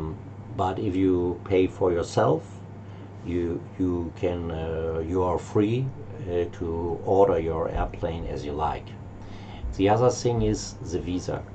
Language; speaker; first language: English; non-native, learner; German